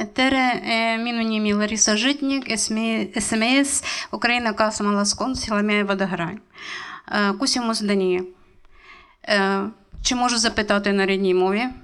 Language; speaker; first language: Estonian; non-native, fluent; Ukrainian